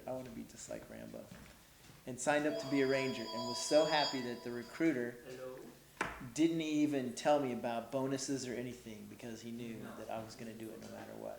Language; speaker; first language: English; native; English